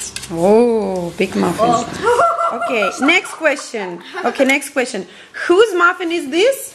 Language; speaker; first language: English; non-native, fluent; Russian